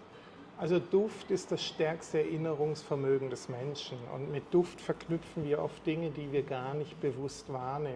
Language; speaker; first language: German; native; German